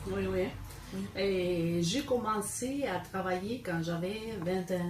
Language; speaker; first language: French; non-native, fluent; Spanish